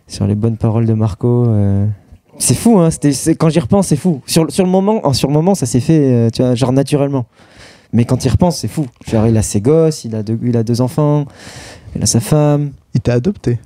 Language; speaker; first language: French; native; French